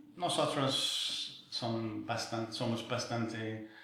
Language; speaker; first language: Spanish; non-native, fluent; English